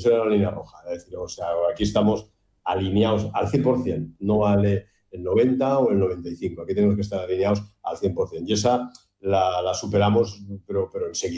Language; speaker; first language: Spanish; native; Spanish